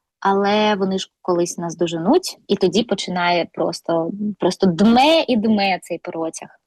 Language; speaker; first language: Ukrainian; non-native, local second language; Russian